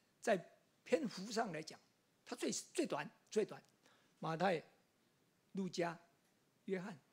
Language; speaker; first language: Chinese; native; Chinese